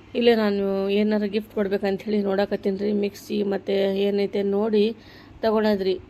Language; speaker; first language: Kannada; native; Kannada